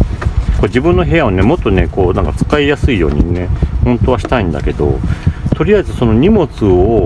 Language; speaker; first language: Japanese; native; Japanese